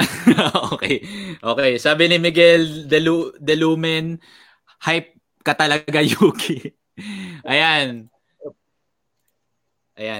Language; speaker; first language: Filipino; native; Filipino